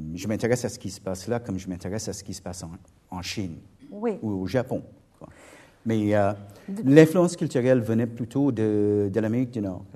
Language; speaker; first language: French; non-native, fluent; English